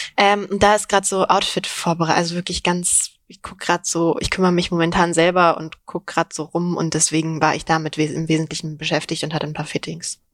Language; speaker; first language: German; early bilingual, other home language; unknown